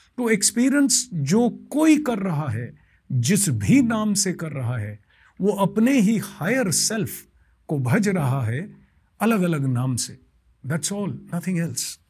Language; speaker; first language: Hindi; non-native, local second language; Bangla